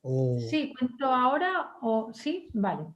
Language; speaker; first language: Spanish; native; Spanish